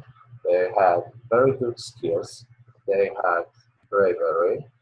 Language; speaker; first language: English; non-native, learner; Polish